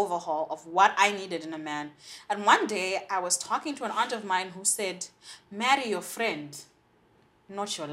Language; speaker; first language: English; non-native, local second language; Shona